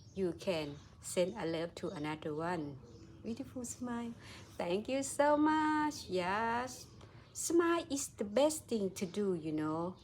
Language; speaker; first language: English; non-native, learner; Thai